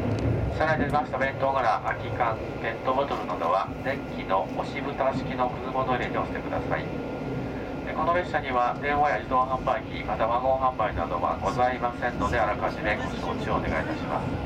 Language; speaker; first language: Japanese; native; Japanese